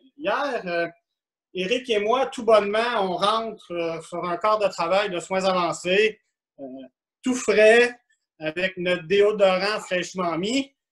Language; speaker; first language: French; native; French